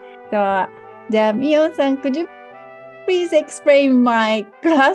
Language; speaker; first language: English; non-native, learner; Japanese